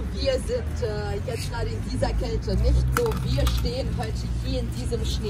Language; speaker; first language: German; non-native, fluent; Ukrainian